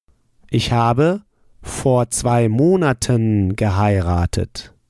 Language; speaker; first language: German; non-native, fluent; English